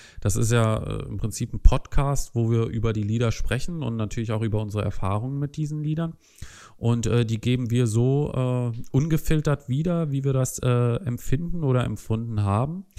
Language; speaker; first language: German; native; German